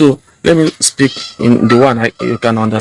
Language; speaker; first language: English; non-native, local second language; Igbo